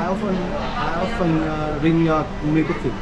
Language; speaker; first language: English; non-native, learner; Vietnamese